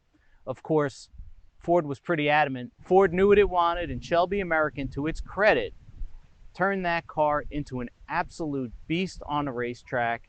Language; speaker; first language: English; native; English